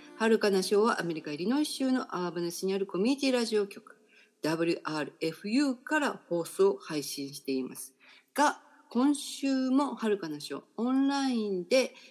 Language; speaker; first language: Japanese; native; Japanese